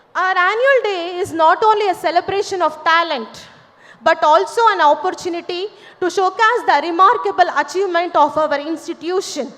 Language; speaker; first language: English; non-native, local second language; Kannada